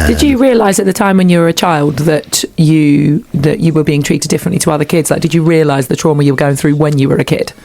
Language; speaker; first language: English; native; English